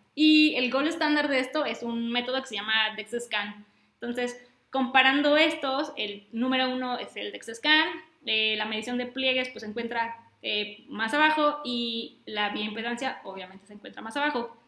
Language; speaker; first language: Spanish; native; Spanish